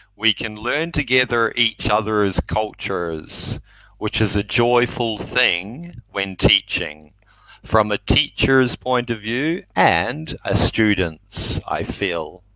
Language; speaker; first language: English; native; English